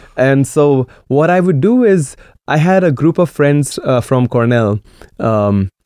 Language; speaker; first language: English; non-native, local second language; Marathi